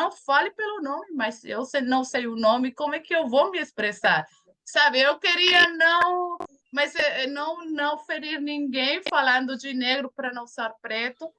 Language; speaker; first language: Portuguese; non-native, fluent; Spanish